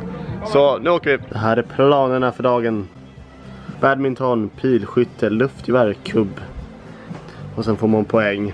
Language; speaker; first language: Swedish; native; Swedish